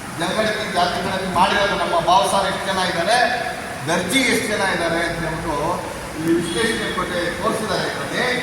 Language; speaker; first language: Kannada; non-native, local second language; Marathi